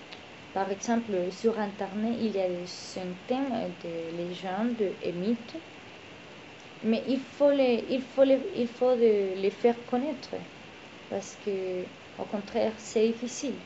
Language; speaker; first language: French; non-native, learner; Spanish